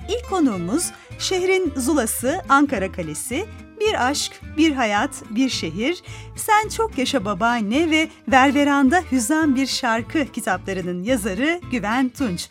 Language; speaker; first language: Turkish; native; Turkish